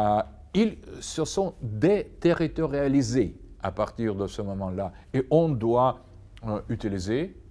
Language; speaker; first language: French; non-native, fluent; Russian